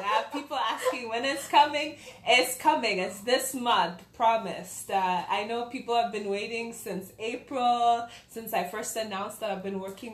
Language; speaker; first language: English; early bilingual, other home language; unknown